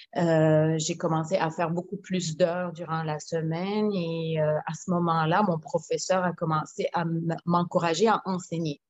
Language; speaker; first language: French; non-native, local second language; Arabic